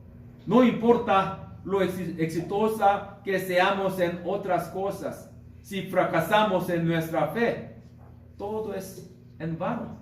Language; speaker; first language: Spanish; non-native, learner; Korean